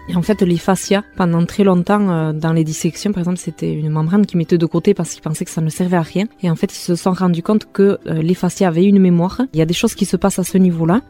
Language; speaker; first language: French; non-native, local second language; Basque